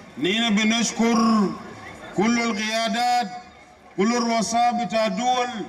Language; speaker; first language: English; non-native, fluent; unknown